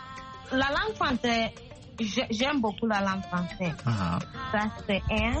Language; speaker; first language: French; non-native, learner; Akan